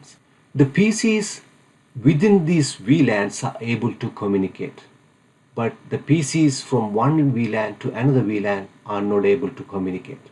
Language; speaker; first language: English; non-native, fluent; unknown